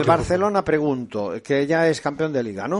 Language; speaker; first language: Spanish; native; Spanish